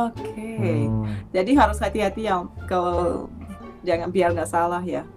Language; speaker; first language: Indonesian; non-native, fluent; Russian